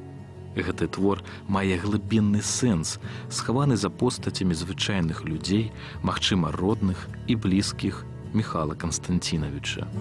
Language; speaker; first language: Belarusian; native; Belarusian